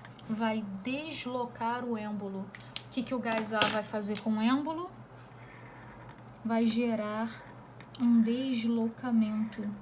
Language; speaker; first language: Portuguese; native; Portuguese